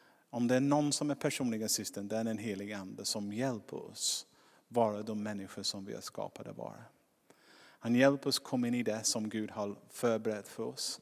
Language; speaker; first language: Swedish; non-native, fluent; English